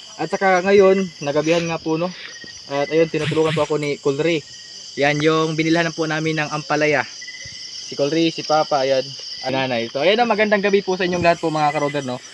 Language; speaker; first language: Filipino; native; Filipino